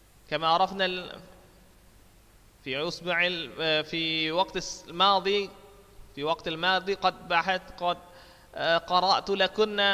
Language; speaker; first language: Arabic; non-native, fluent; Indonesian